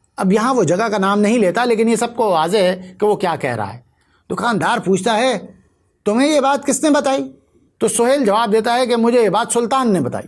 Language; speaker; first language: Urdu; native; Urdu